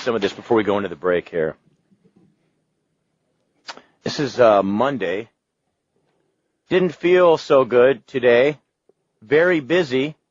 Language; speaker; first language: English; native; English